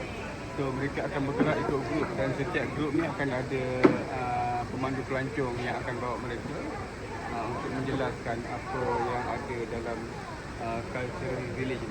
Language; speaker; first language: Malay; native; Malay